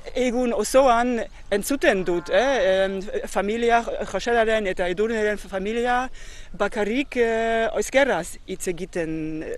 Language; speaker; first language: Basque; non-native, learner; German